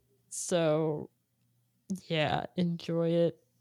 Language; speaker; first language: English; native; English